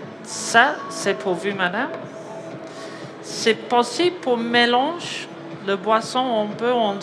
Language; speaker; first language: French; non-native, learner; English